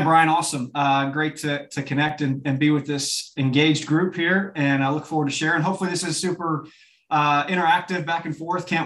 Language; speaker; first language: English; native; English